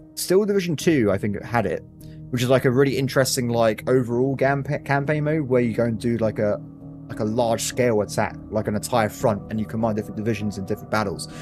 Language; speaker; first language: English; native; English